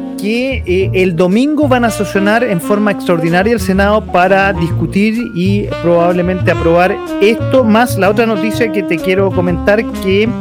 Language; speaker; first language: Spanish; native; Spanish